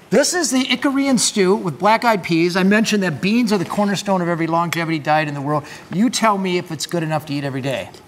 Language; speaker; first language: English; native; English